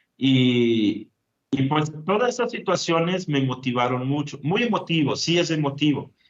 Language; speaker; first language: Spanish; non-native, fluent; Italian